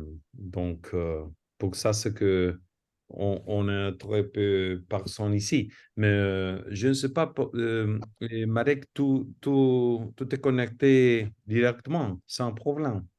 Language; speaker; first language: French; non-native, fluent; Spanish